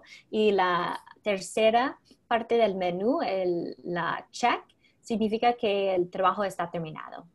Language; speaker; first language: Spanish; non-native, fluent; English